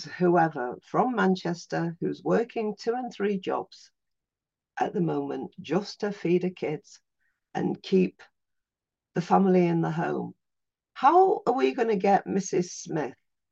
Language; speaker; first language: English; native; English